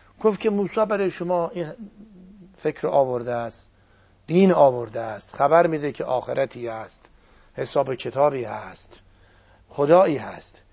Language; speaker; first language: Persian; non-native, local second language; Azerbaijani